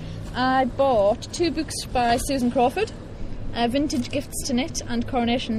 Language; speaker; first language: English; native; English